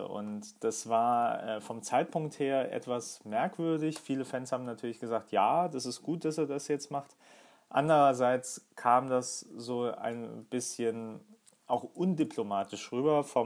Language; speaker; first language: German; native; German